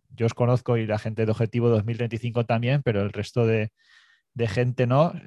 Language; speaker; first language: Spanish; native; Spanish